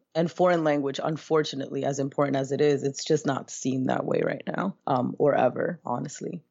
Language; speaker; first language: English; native; English